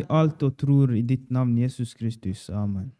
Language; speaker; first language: Swedish; non-native, learner; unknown